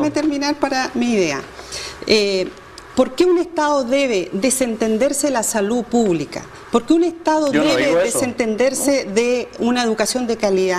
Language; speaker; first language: Spanish; native; Spanish